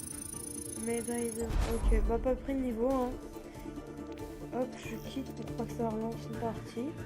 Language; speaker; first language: French; native; French